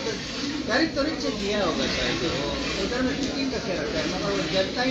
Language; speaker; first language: Hindi; non-native, local second language; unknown